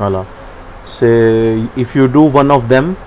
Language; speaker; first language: French; non-native, learner; Hindi